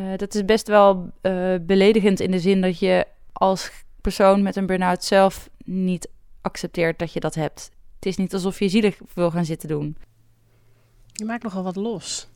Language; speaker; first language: Dutch; native; Dutch